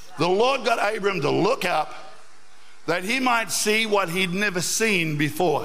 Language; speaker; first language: English; native; English